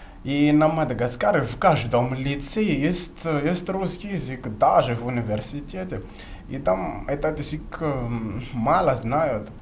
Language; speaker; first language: Russian; non-native, fluent; Malagasy